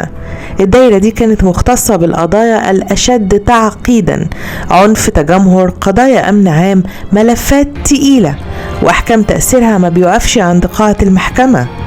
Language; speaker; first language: Arabic; native; Arabic